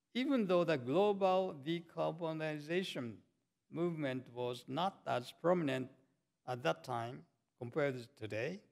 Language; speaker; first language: English; non-native, fluent; Japanese